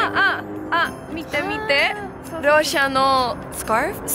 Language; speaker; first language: Japanese; non-native, learner; Spanish